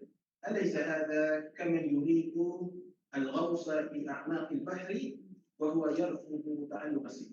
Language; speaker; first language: Arabic; non-native, fluent; Malay